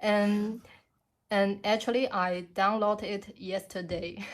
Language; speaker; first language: English; non-native, learner; Chinese